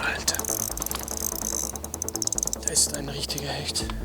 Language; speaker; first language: German; non-native, learner; Dutch